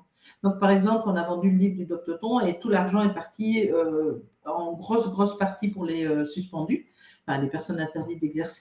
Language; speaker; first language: French; native; French